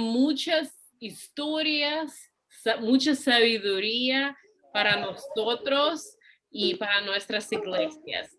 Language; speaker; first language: Spanish; non-native, fluent; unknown